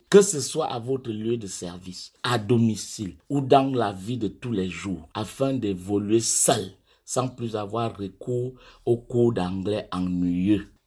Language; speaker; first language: French; non-native, local second language; English